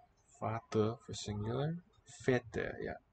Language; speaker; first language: Romanian; non-native, learner; English